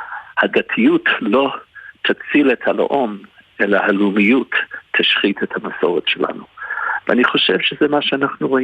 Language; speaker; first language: Hebrew; non-native, fluent; English